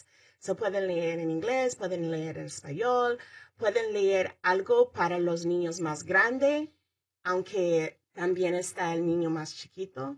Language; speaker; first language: Spanish; early bilingual, heritage; Spanish